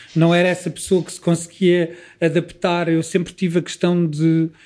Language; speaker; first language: Portuguese; native; Portuguese